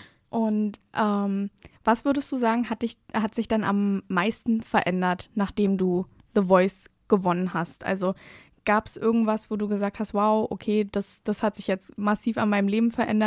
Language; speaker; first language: German; native; German